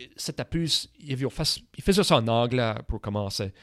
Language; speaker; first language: French; native; French